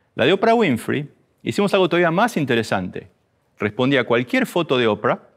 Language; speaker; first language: Spanish; native; Spanish